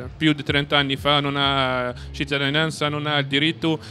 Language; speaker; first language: Italian; non-native, fluent; Arabic